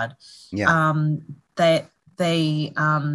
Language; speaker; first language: English; native; English